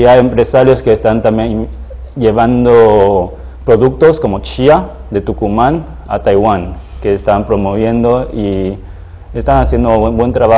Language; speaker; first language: Spanish; non-native, fluent; Chinese